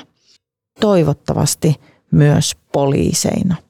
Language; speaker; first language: Finnish; native; Finnish